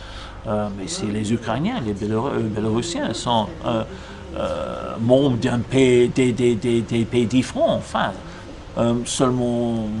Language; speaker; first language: French; non-native, fluent; English